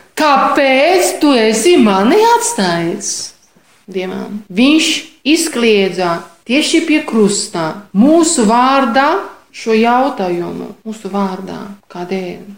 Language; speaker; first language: Latvian; non-native, fluent; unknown